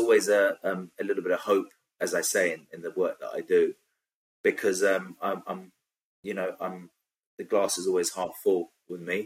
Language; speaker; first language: English; native; English